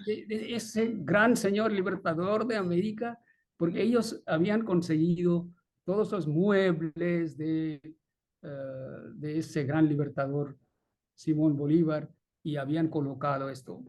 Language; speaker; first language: Spanish; non-native, fluent; Bangla